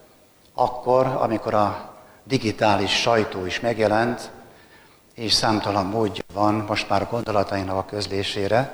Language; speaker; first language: Hungarian; native; Hungarian